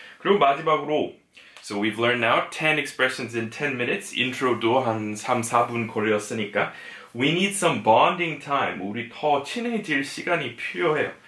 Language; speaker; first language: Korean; non-native, fluent; English